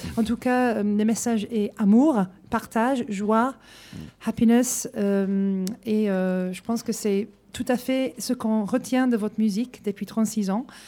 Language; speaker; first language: French; non-native, fluent; English